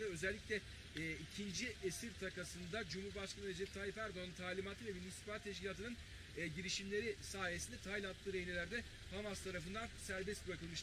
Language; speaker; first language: Turkish; native; Turkish